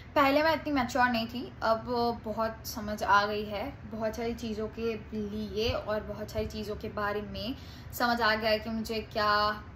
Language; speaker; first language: Hindi; non-native, local second language; Gujarati